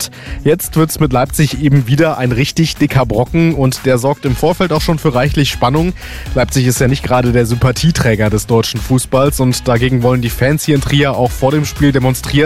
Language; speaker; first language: German; native; German